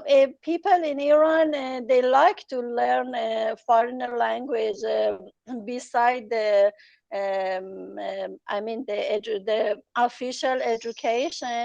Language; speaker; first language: English; non-native, learner; Persian